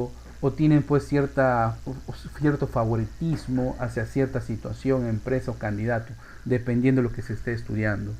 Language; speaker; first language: Spanish; native; Spanish